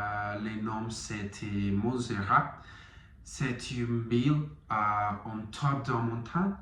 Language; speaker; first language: French; non-native, learner; Spanish